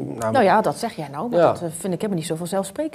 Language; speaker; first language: Dutch; native; Dutch